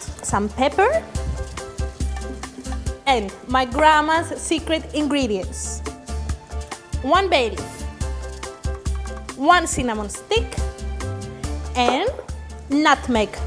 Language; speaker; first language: English; non-native, fluent; Greek